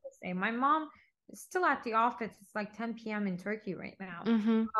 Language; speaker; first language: English; non-native, fluent; Turkish